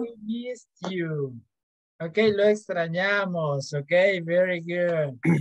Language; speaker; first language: English; non-native, fluent; Spanish